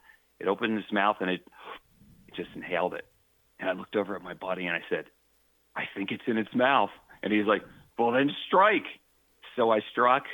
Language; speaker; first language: English; native; English